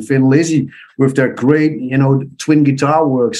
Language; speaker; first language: English; non-native, fluent; Dutch